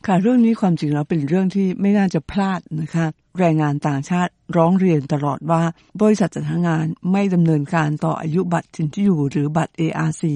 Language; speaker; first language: Thai; native; Thai